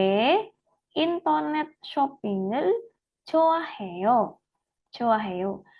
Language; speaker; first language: Korean; non-native, fluent; Indonesian